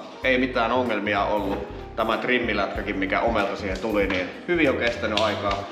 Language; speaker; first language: Finnish; native; Finnish